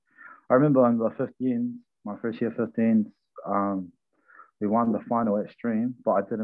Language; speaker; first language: English; native; English